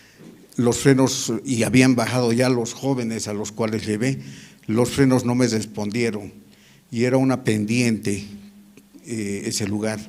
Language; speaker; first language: Spanish; native; Spanish